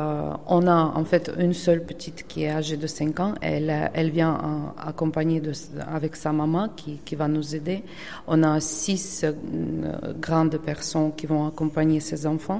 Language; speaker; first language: French; non-native, fluent; Ukrainian